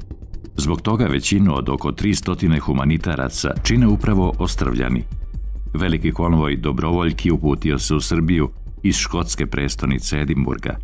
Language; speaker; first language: Bosnian; native; Bosnian